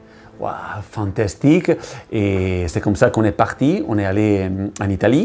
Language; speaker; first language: French; non-native, learner; Italian